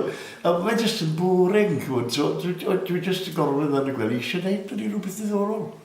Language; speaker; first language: Welsh; native; Welsh